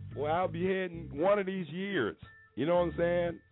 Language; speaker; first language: English; native; English